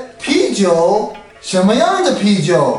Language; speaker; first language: Chinese; non-native, learner; English